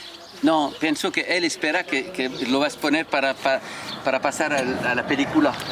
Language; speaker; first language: Spanish; non-native, learner; French